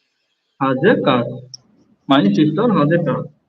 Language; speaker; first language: English; non-native, local second language; Odia